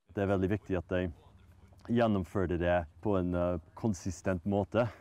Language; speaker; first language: Norwegian; non-native, fluent; English